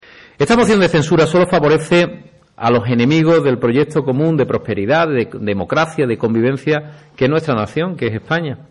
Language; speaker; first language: Spanish; native; Spanish